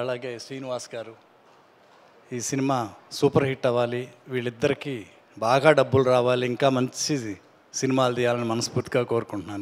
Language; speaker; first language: Telugu; non-native, learner; Tamil